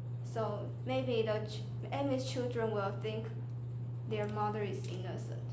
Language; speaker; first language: English; non-native, learner; Chinese